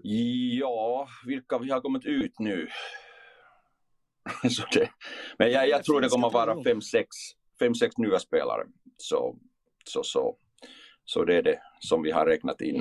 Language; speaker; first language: Swedish; non-native, fluent; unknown